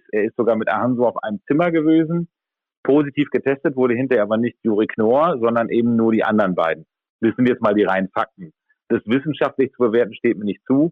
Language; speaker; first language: German; native; German